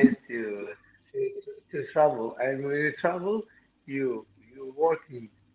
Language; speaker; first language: English; non-native, learner; Arabic